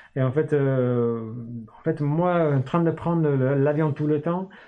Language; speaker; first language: French; non-native, fluent; English